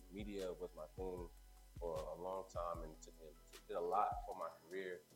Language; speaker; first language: English; native; English